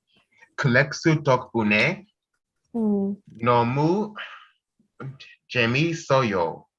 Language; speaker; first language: Korean; non-native, learner; English